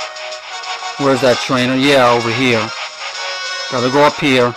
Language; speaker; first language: English; native; English